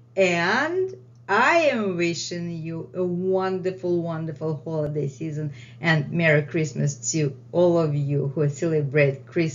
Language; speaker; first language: English; non-native, fluent; Russian